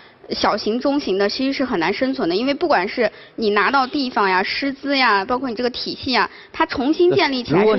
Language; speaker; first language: Chinese; native; Chinese